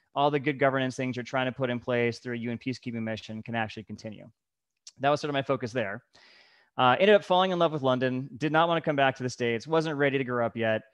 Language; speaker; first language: English; native; English